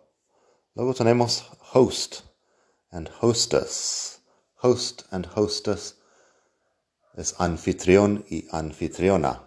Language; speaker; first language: Spanish; non-native, fluent; English